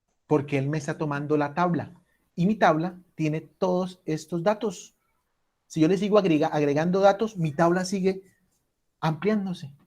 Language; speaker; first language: Spanish; native; Spanish